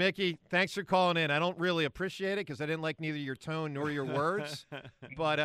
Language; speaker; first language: English; native; English